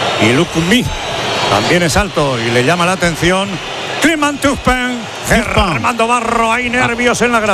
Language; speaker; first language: Spanish; native; Spanish